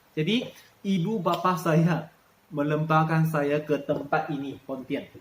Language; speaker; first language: Malay; non-native, local second language; Chinese